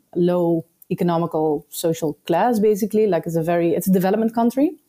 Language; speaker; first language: English; non-native, fluent; Dutch